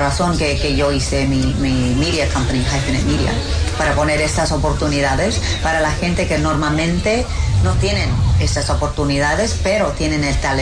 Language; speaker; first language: Spanish; early bilingual, heritage; English